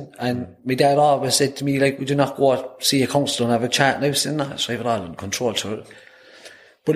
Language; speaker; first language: English; native; English